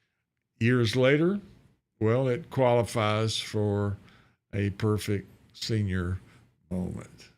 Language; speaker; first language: English; native; English